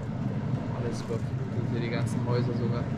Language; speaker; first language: German; native; German